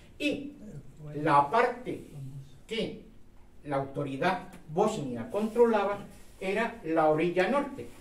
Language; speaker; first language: Spanish; native; Spanish